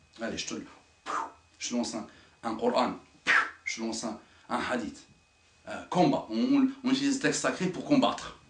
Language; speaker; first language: French; non-native, local second language; Arabic